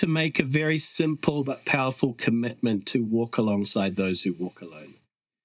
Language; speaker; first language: English; native; English